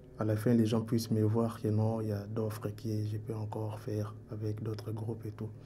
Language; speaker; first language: French; non-native, local second language; Lingala